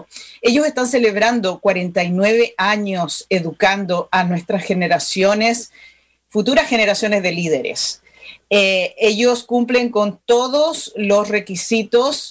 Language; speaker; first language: Spanish; native; Spanish